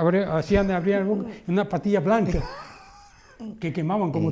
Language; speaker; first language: Spanish; native; Spanish